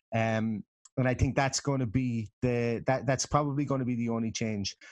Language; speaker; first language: English; native; English